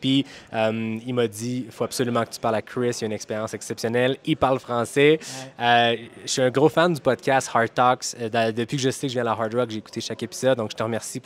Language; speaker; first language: French; native; French